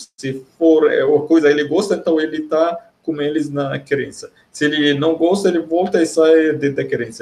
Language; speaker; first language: Portuguese; non-native, fluent; Arabic